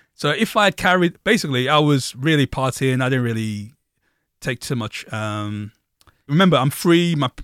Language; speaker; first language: English; non-native, local second language; Yoruba